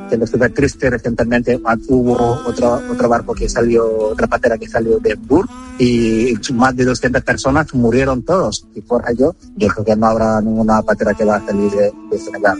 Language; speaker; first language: Spanish; non-native, fluent; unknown